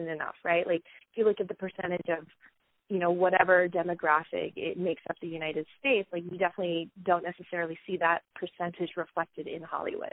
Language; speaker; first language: English; native; English